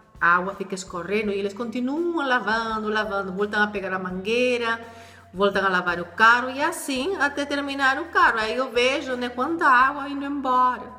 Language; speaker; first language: Portuguese; non-native, fluent; Spanish